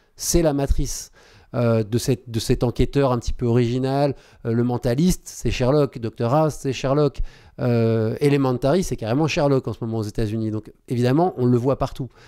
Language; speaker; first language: French; native; French